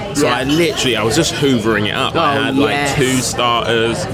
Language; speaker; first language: English; native; English